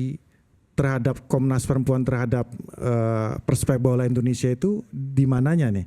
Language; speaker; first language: Indonesian; native; Indonesian